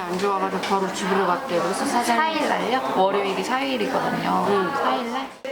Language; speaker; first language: Korean; native; Korean